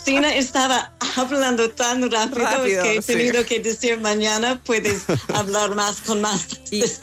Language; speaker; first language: Spanish; non-native, fluent; English